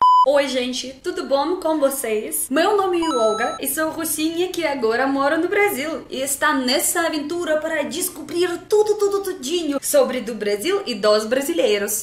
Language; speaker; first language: Portuguese; non-native, fluent; Russian